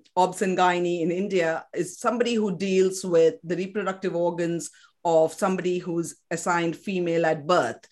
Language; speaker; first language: English; non-native, local second language; Kannada